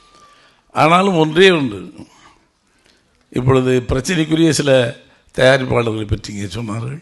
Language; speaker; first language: Tamil; native; Tamil